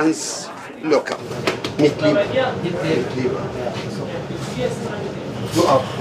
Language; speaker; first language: German; non-native, learner; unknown